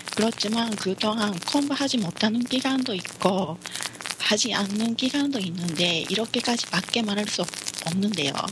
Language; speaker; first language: Korean; non-native, learner; Japanese